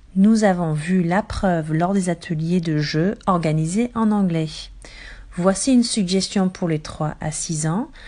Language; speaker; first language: French; native; French